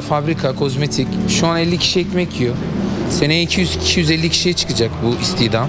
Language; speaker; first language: Turkish; native; Turkish